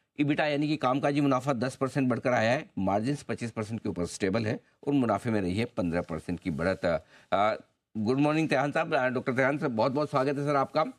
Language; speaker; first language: Hindi; native; Hindi